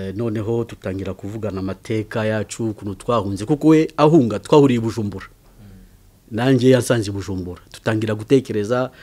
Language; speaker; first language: Kinyarwanda; early bilingual, heritage; Kinyarwanda